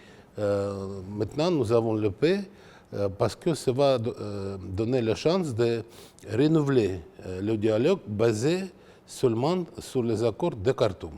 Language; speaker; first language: French; non-native, fluent; Russian